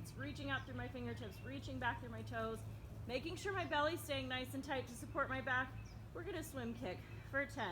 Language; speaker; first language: English; native; English